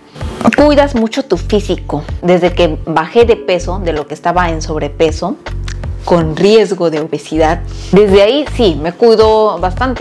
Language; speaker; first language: Spanish; early bilingual, other home language; Korean